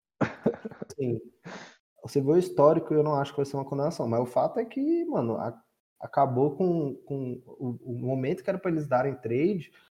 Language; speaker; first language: Portuguese; native; Portuguese